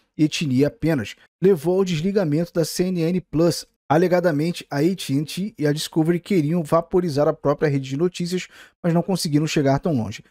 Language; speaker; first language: Portuguese; native; Portuguese